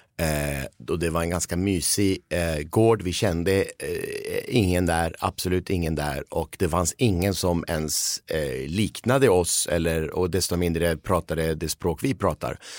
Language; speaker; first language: Swedish; early bilingual, other home language; Persian